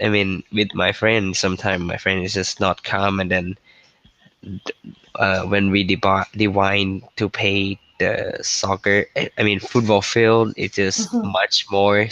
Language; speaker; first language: English; non-native, learner; Thai